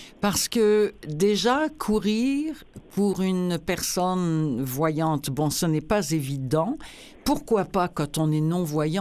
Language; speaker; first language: French; native; French